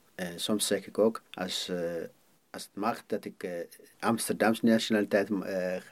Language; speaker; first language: Dutch; non-native, fluent; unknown